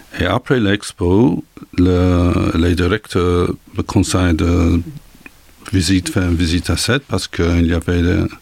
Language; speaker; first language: French; non-native, learner; English